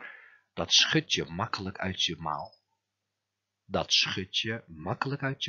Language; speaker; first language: Dutch; non-native, fluent; Turkish